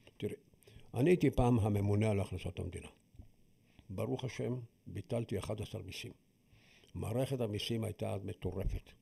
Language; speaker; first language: Hebrew; native; Hebrew